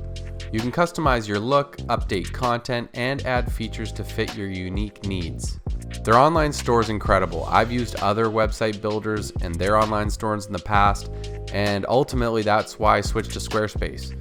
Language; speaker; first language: English; native; English